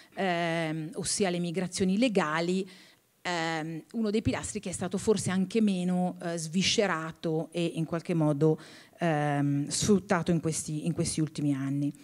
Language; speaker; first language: Italian; native; Italian